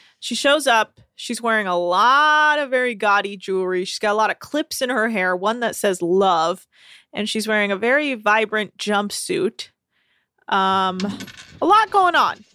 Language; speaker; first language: English; native; English